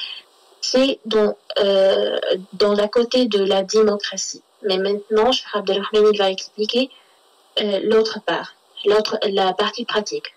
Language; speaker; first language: French; non-native, learner; Arabic